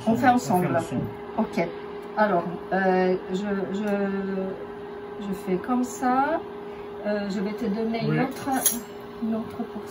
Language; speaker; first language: French; non-native, fluent; Italian